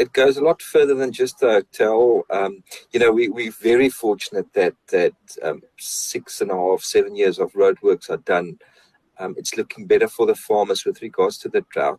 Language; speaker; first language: English; non-native, local second language; Afrikaans